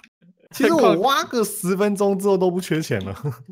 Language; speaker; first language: Chinese; native; Chinese